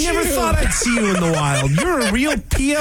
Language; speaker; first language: English; native; English